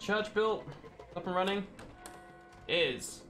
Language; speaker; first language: English; native; English